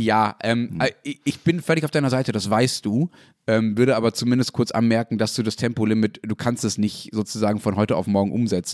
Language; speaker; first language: German; native; German